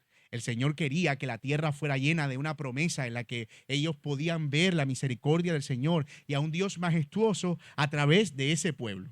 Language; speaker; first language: Spanish; native; Spanish